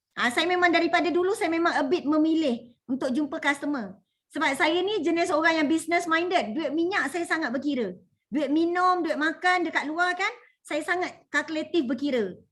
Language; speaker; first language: Malay; native; Malay